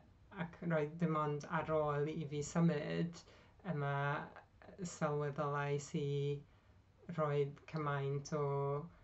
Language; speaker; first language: Welsh; non-native, learner; Hungarian